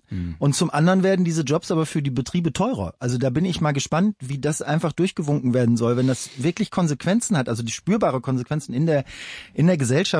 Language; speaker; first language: German; native; German